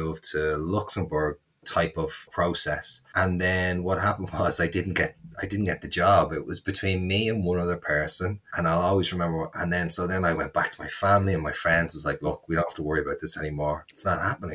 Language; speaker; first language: English; native; English